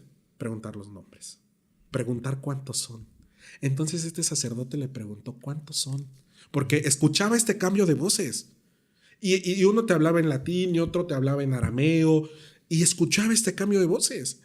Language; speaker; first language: Spanish; native; Spanish